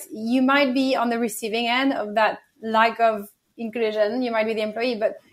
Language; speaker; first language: English; non-native, fluent; French